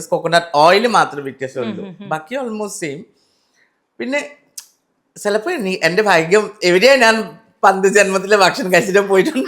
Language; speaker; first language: Malayalam; non-native, learner; Assamese